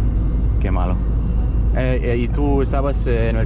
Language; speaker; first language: Spanish; non-native, learner; English